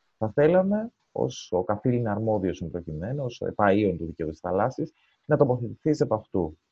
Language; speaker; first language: Greek; native; Greek